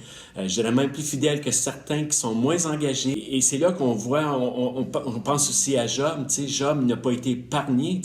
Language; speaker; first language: French; native; French